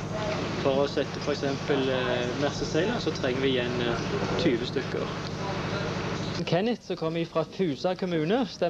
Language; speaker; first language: Norwegian; native; Norwegian